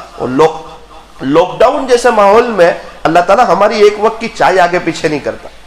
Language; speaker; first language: Urdu; non-native, local second language; Gujarati